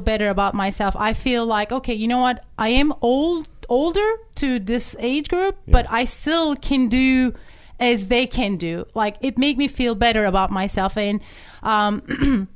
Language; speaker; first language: English; non-native, fluent; Turkish